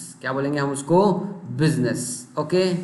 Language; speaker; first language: Hindi; non-native, local second language; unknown